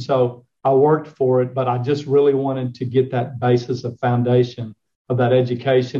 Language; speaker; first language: English; native; English